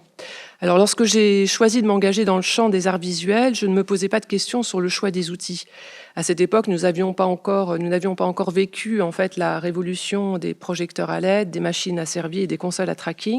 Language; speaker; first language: French; native; French